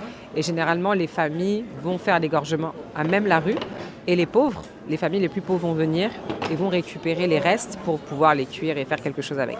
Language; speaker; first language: French; native; French